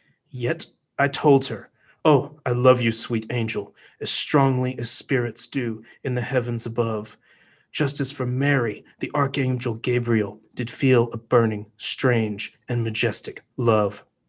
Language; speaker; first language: English; native; English